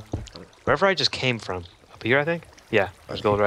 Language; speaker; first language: English; native; English